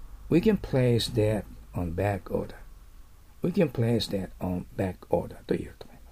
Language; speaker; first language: English; non-native, fluent; Japanese